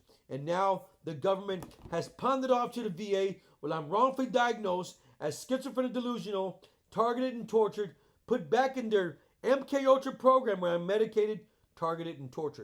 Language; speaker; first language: English; native; English